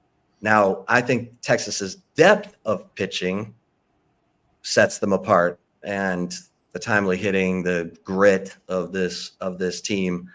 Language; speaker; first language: English; native; English